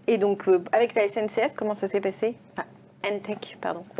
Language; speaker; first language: French; native; French